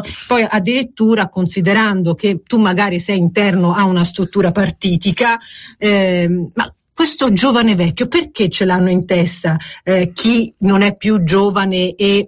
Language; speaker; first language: Italian; native; Italian